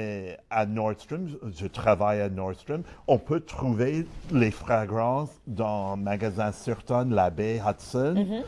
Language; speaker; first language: French; non-native, learner; English